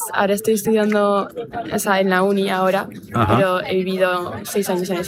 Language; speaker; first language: Spanish; non-native, fluent; French